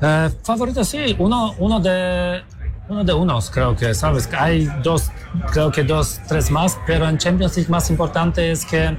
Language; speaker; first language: Spanish; non-native, learner; Polish